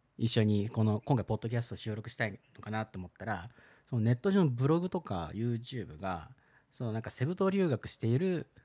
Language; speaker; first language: Japanese; early bilingual, heritage; Japanese